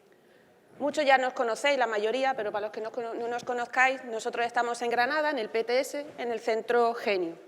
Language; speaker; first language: Spanish; native; Spanish